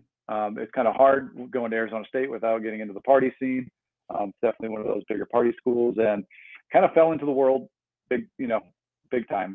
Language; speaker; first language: English; native; English